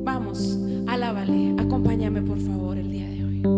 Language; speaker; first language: Spanish; native; Spanish